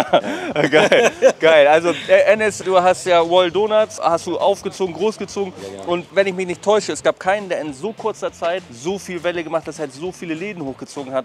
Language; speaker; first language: German; native; German